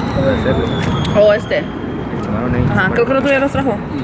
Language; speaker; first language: Spanish; early bilingual, heritage; Spanish